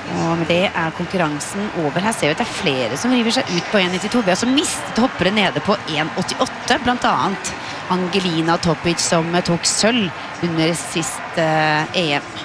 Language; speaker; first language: Norwegian; native; Norwegian